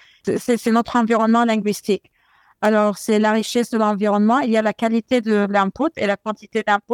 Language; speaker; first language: French; non-native, fluent; Arabic